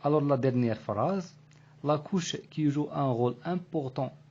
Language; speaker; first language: French; non-native, local second language; Arabic